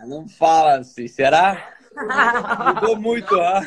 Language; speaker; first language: Portuguese; native; Portuguese